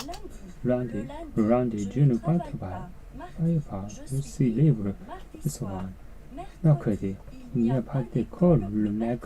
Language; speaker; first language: French; non-native, learner; Japanese